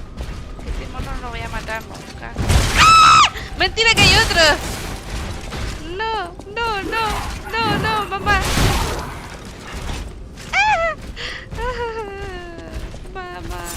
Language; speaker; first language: Spanish; native; Spanish